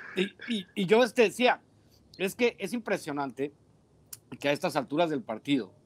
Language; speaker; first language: Spanish; native; Spanish